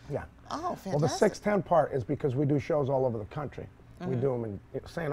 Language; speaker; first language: English; native; English